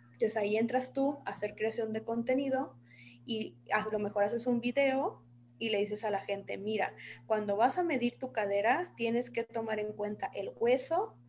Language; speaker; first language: Spanish; native; Spanish